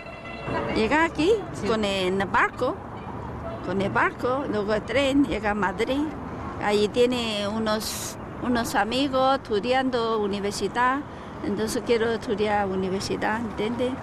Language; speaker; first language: Spanish; non-native, learner; Chinese